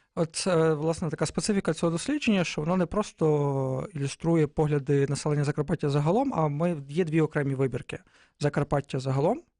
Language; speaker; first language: Ukrainian; native; Ukrainian